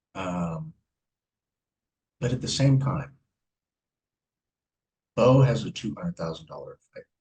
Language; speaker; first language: English; native; English